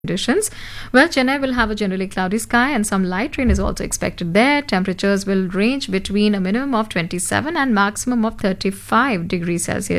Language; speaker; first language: English; non-native, local second language; Hindi